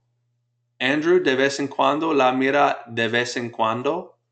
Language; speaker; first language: Spanish; non-native, fluent; English